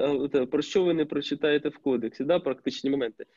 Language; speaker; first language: Ukrainian; non-native, local second language; Russian